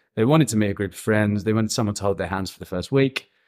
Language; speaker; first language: English; native; English